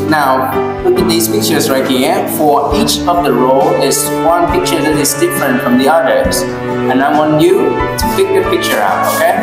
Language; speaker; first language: English; non-native, fluent; Vietnamese